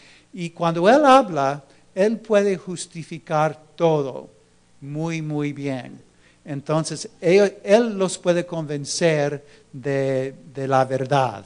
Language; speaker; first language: Spanish; non-native, fluent; English